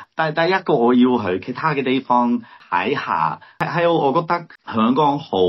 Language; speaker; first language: Cantonese; non-native, learner; English